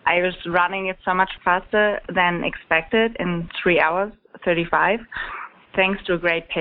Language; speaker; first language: English; non-native, fluent; German